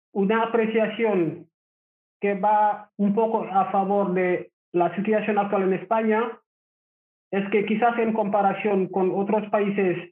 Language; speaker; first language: Spanish; non-native, fluent; Wolof